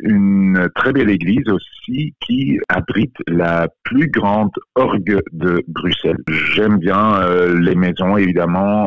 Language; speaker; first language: French; non-native, local second language; Dutch